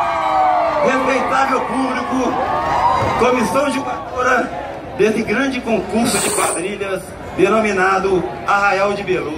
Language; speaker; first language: Portuguese; native; Portuguese